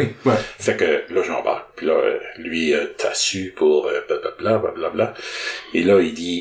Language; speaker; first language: French; native; French